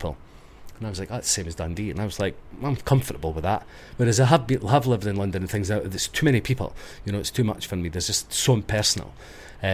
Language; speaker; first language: English; native; English